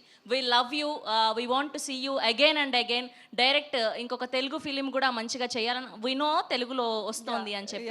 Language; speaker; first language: Telugu; native; Telugu